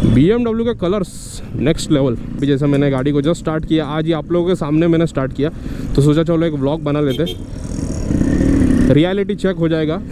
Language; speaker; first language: Hindi; non-native, local second language; Odia